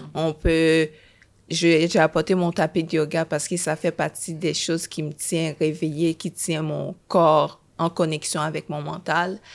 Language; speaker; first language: French; early bilingual, other home language; Haitian Creole